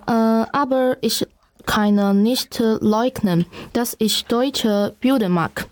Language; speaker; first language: German; non-native, learner; Chinese